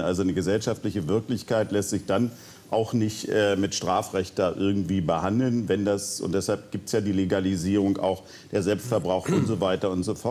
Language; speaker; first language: German; native; German